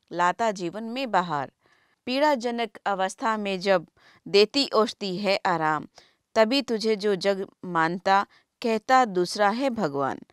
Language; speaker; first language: Hindi; native; Hindi